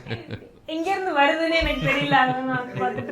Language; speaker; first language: Tamil; early bilingual, heritage; Tamil